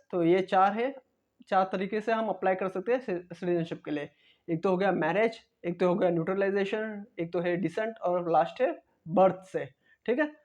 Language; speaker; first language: Hindi; non-native, local second language; Marathi